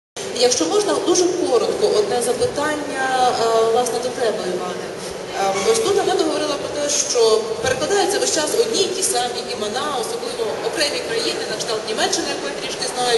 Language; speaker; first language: Ukrainian; native; Ukrainian